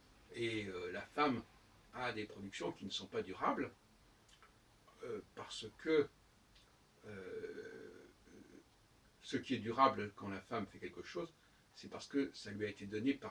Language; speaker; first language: French; native; French